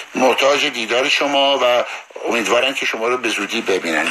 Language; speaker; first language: Persian; native; Persian